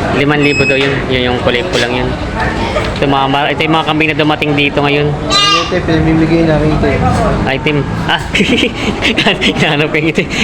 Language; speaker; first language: Filipino; native; Filipino